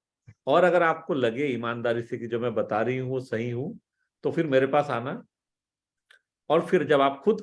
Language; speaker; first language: Hindi; native; Hindi